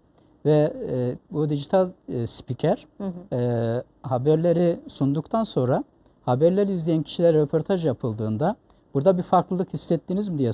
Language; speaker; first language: Turkish; native; Turkish